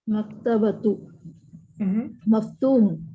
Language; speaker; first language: Arabic; non-native, learner; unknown